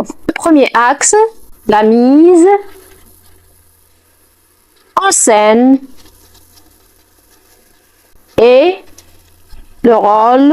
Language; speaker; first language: French; non-native, fluent; Arabic